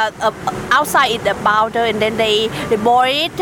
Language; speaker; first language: English; non-native, learner; Vietnamese